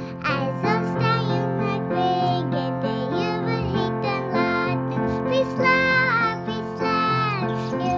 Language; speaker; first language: Hungarian; early bilingual, heritage; Hungarian